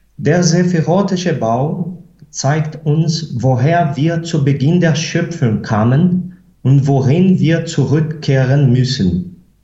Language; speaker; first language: German; non-native, fluent; Portuguese